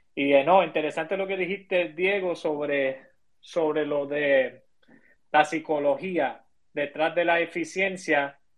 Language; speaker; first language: Spanish; early bilingual, heritage; Spanish